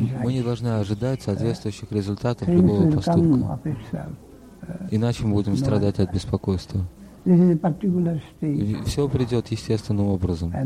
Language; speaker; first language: Russian; native; Russian